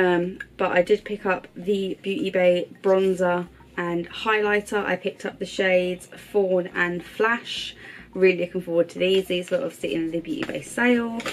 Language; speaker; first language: English; native; English